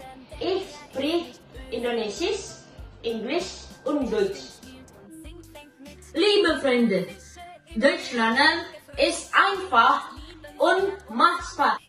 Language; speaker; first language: German; non-native, learner; Indonesian